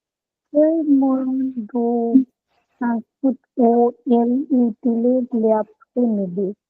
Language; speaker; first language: French; non-native, learner; Bangla